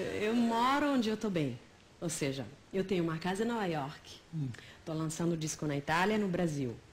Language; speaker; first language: Portuguese; non-native, fluent; Italian